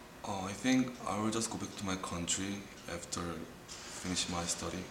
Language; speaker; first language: English; non-native, learner; Korean